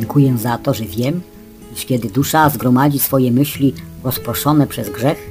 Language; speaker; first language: Polish; native; Polish